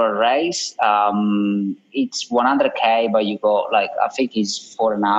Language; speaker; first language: English; non-native, fluent; Italian